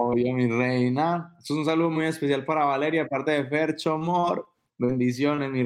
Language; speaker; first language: Spanish; native; Spanish